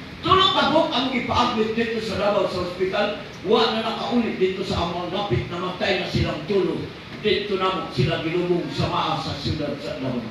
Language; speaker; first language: Cebuano; non-native, local second language; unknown